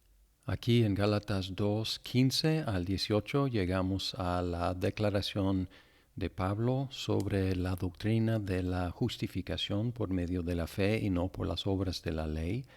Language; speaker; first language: Spanish; non-native, fluent; English